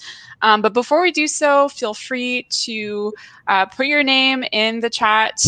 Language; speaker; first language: English; native; English